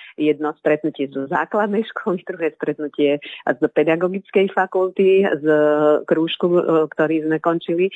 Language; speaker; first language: Slovak; native; Slovak